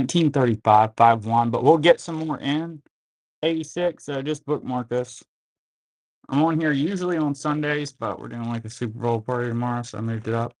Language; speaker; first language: English; native; English